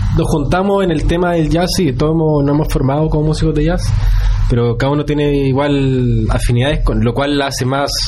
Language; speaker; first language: Spanish; native; Spanish